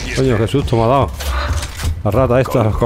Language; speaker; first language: Spanish; native; Spanish